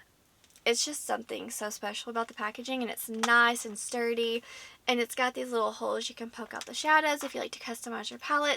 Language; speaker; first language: English; native; English